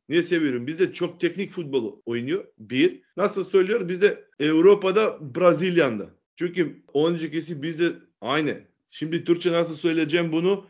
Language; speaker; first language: Turkish; non-native, learner; Macedonian